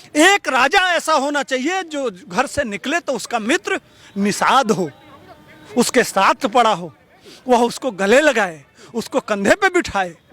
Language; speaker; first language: Hindi; native; Hindi